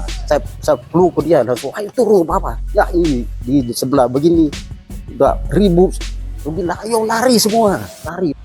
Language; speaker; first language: Indonesian; non-native, local second language; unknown